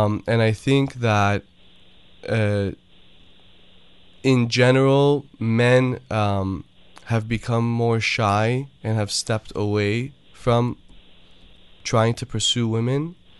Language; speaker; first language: English; early bilingual, other home language; Persian